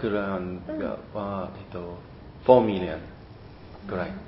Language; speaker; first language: Japanese; non-native, learner; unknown